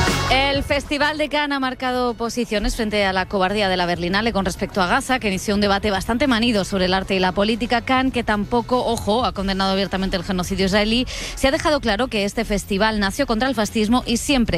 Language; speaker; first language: Spanish; native; Spanish